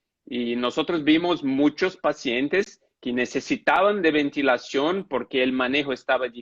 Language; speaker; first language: Spanish; non-native, fluent; Portuguese